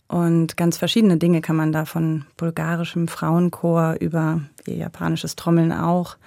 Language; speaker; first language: German; native; German